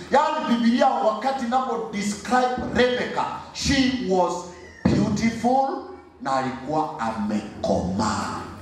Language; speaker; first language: Swahili; non-native, local second language; Gusii